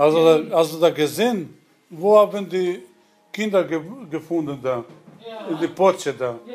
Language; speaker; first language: Dutch; non-native, learner; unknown